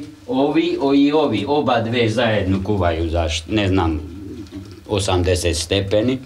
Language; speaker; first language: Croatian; non-native, local second language; Hungarian